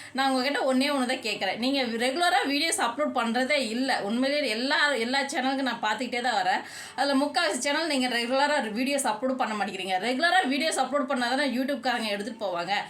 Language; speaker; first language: Tamil; native; Tamil